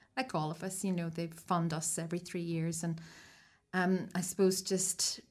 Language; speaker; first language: English; native; English